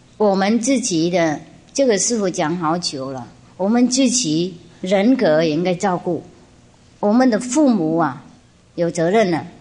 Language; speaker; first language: Chinese; non-native, fluent; Vietnamese